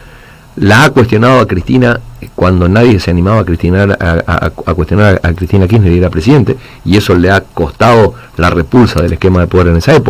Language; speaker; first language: Spanish; native; Spanish